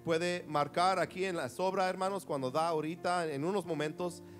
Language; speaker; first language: Spanish; early bilingual, heritage; Spanish